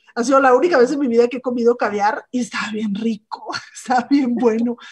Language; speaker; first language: Spanish; native; Spanish